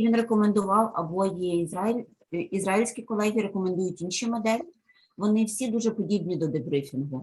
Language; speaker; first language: Ukrainian; native; Ukrainian